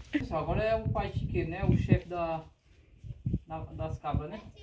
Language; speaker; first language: Portuguese; native; Portuguese